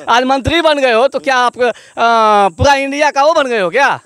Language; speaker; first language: Hindi; native; Hindi